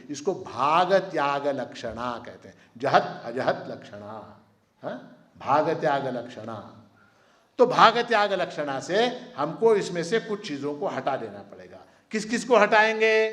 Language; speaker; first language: Hindi; non-native, local second language; Marathi